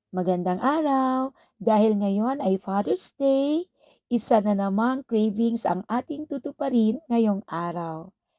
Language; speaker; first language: Filipino; native; Filipino